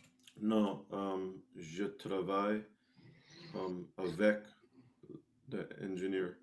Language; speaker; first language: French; non-native, learner; English